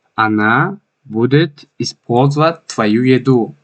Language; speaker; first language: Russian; non-native, fluent; Tajik